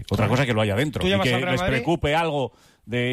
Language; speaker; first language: Spanish; native; Spanish